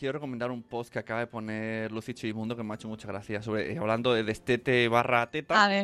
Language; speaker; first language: Spanish; native; Spanish